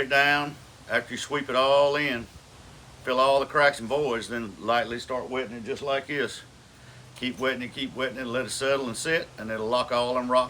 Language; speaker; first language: English; native; English